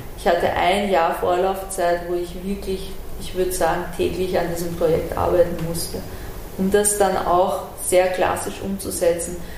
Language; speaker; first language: German; early bilingual, other home language; Persian